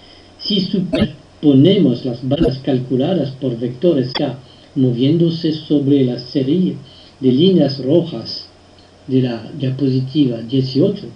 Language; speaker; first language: Spanish; non-native, fluent; French